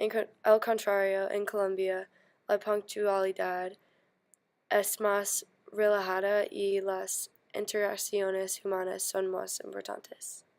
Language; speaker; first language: Spanish; non-native, learner; English